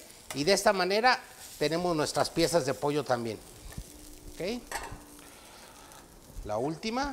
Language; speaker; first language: Spanish; native; Spanish